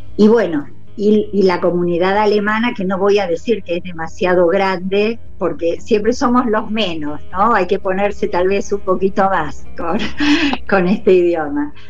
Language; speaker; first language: Spanish; non-native, local second language; German